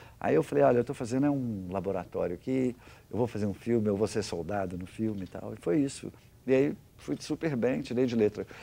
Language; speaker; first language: Portuguese; native; Portuguese